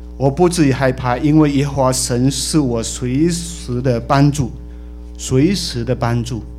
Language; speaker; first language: Chinese; native; Chinese